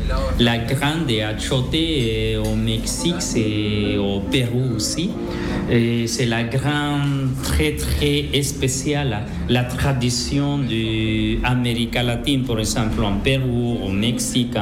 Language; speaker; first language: French; non-native, fluent; Spanish